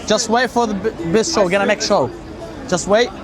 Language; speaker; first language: English; non-native, learner; Arabic